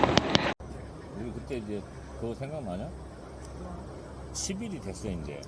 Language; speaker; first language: Korean; native; Korean